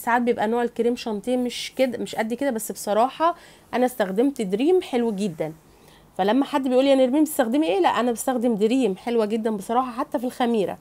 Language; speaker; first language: Arabic; native; Arabic